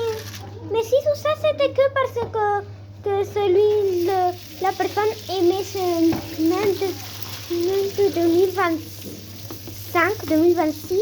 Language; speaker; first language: French; non-native, learner; Spanish